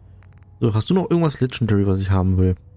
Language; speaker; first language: German; native; German